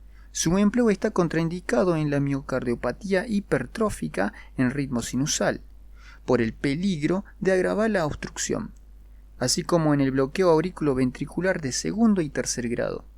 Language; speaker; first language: Spanish; native; Spanish